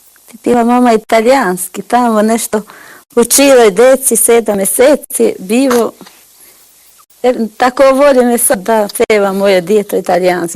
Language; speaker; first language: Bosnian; non-native, learner; Albanian